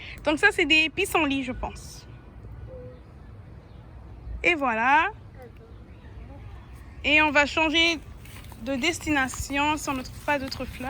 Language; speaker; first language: French; native; French